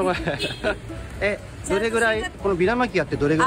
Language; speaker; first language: Japanese; native; Japanese